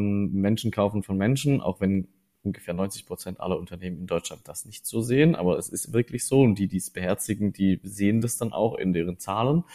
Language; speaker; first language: German; native; German